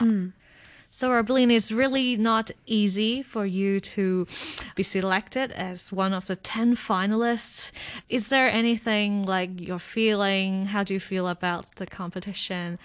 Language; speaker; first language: English; non-native, local second language; Cantonese